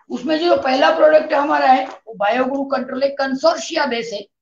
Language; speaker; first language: Hindi; non-native, local second language; Marathi